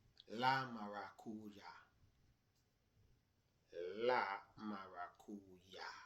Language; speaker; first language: Spanish; non-native, learner; English